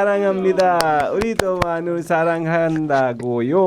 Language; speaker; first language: Korean; non-native, fluent; Urdu